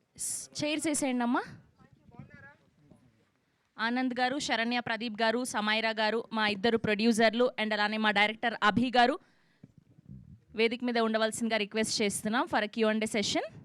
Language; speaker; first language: Telugu; native; Telugu